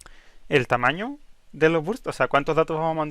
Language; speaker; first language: Spanish; native; Spanish